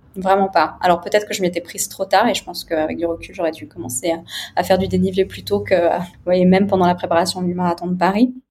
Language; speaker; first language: French; native; French